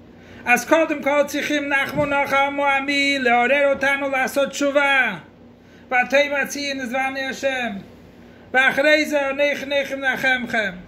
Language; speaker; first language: Hebrew; non-native, fluent; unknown